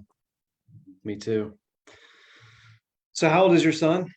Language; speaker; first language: English; native; English